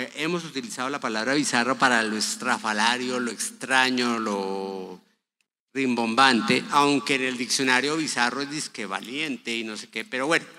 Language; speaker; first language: Spanish; native; Spanish